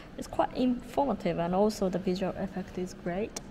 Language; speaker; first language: English; non-native, fluent; Japanese